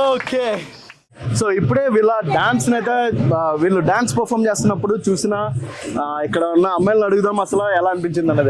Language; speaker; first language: Telugu; native; Telugu